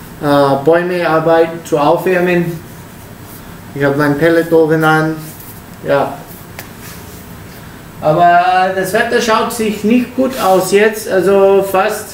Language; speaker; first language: German; non-native, learner; Italian